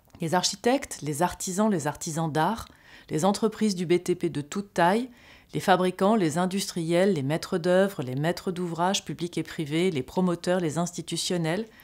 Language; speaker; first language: French; native; French